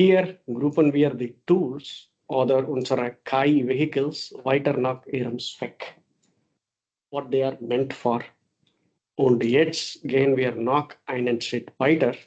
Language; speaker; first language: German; non-native, fluent; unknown